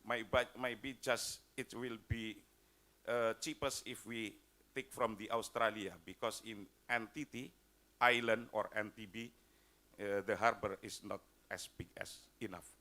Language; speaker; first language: English; non-native, fluent; Indonesian